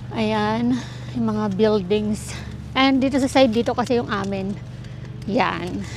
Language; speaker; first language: Filipino; native; Filipino